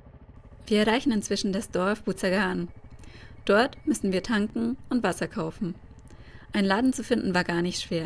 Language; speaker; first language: German; native; German